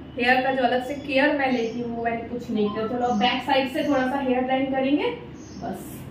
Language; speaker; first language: Hindi; non-native, local second language; Bangla